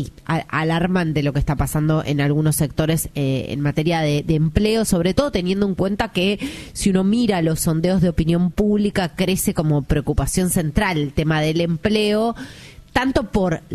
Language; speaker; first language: Spanish; native; Spanish